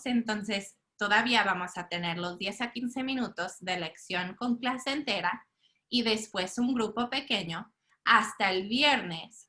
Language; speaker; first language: Spanish; early bilingual, heritage; Spanish